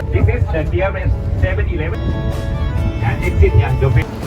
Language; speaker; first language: English; non-native, fluent; Thai